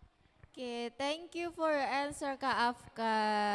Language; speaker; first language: English; non-native, learner; Indonesian